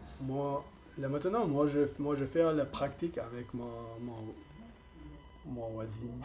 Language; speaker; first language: French; non-native, learner; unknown